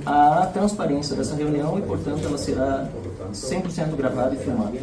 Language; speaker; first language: Portuguese; native; Portuguese